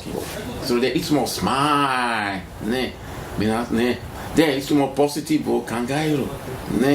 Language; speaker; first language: Japanese; non-native, learner; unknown